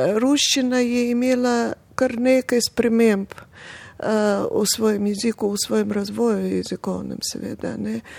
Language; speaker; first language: Slovenian; non-native, fluent; Russian